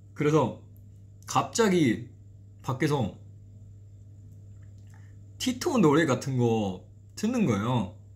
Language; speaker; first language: Korean; non-native, fluent; Chinese